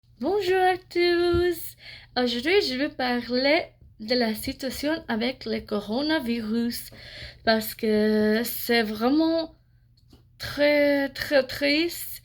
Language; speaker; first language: French; non-native, fluent; English